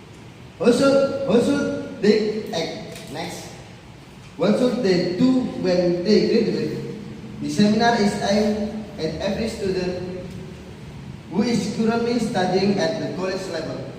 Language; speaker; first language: English; non-native, learner; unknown